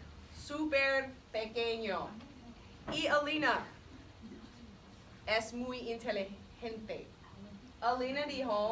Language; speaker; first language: Spanish; non-native, fluent; English